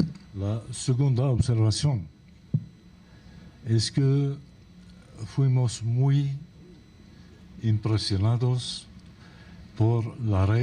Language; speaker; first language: Spanish; non-native, fluent; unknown